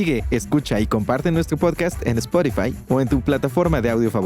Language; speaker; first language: Spanish; native; Spanish